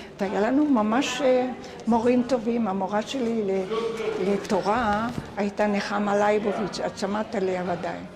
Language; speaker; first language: Hebrew; native; Hebrew